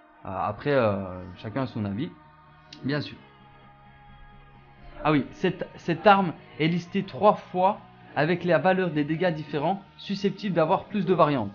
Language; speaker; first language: French; native; French